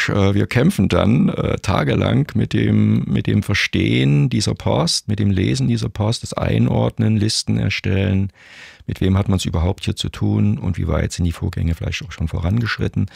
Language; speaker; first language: German; native; German